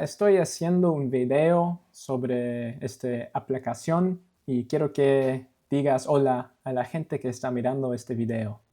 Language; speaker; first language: Spanish; non-native, learner; English